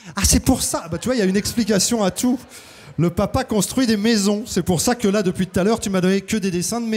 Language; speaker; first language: French; native; French